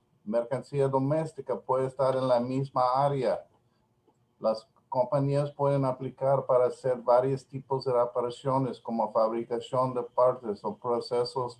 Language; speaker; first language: Spanish; non-native, learner; English